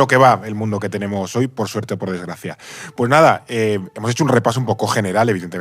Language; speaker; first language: Spanish; native; Spanish